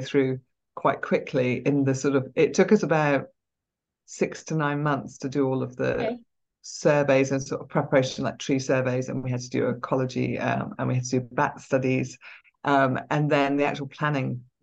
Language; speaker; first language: English; native; English